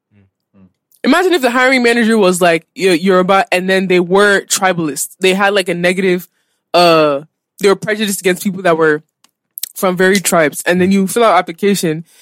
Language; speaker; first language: English; native; English